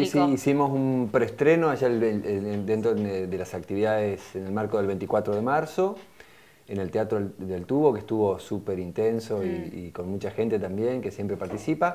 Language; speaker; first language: Spanish; native; Spanish